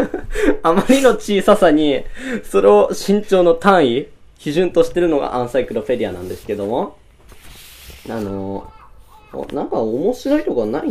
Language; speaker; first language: Japanese; native; Japanese